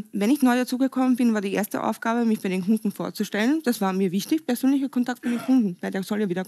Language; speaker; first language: German; native; German